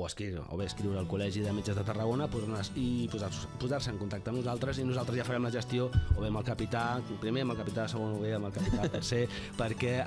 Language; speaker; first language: Catalan; native; Catalan